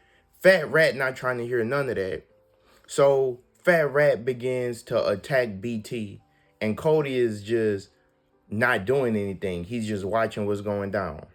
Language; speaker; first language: English; native; English